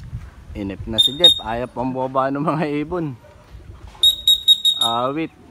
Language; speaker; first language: Filipino; native; Filipino